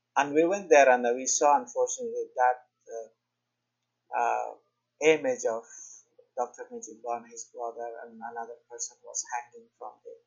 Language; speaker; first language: English; non-native, fluent; Persian